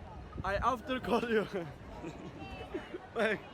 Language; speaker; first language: English; non-native, learner; Turkish